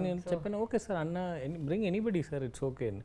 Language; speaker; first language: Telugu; non-native, learner; Tamil